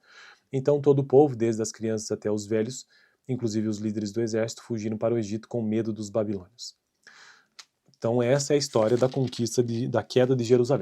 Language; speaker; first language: Portuguese; native; Portuguese